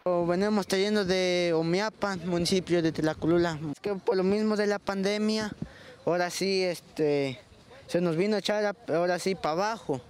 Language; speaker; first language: Spanish; native; Spanish